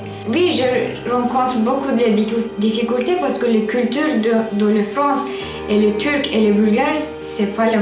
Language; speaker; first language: French; non-native, learner; Turkish